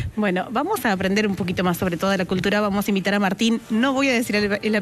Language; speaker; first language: Spanish; native; Spanish